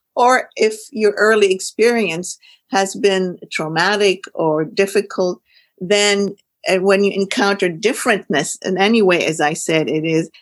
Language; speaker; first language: English; non-native, fluent; Arabic